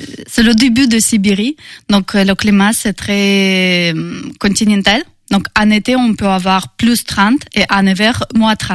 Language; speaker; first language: French; non-native, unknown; Russian